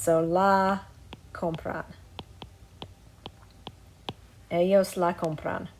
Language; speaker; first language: Spanish; non-native, fluent; English